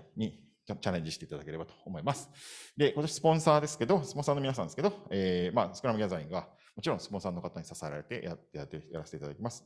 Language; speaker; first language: Japanese; native; Japanese